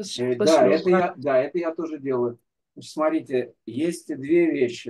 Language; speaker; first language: Russian; native; Russian